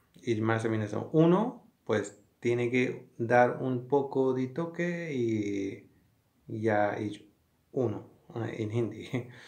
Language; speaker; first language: Spanish; non-native, learner; Hindi